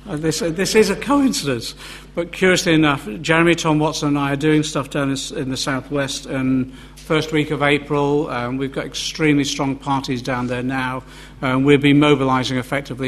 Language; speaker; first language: English; native; English